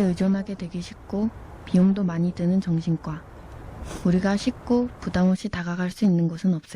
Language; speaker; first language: Korean; native; Korean